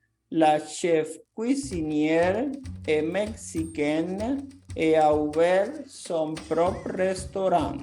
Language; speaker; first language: French; non-native, fluent; Portuguese